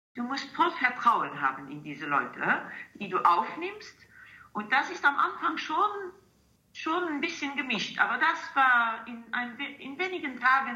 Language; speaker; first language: German; non-native, local second language; Luxembourgish